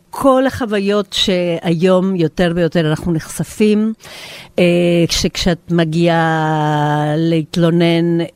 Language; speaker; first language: Hebrew; non-native, fluent; Spanish